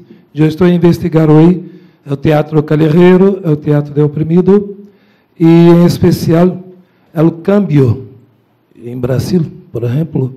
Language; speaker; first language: Spanish; non-native, fluent; Portuguese